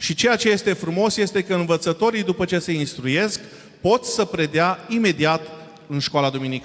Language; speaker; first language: Romanian; non-native, fluent; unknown